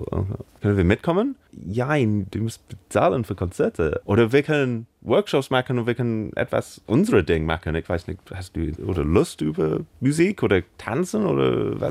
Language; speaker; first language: German; non-native, learner; English